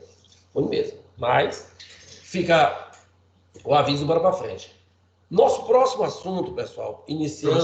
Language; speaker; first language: Portuguese; native; Portuguese